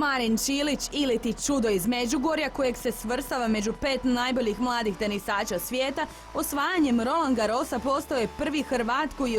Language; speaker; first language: Croatian; native; Croatian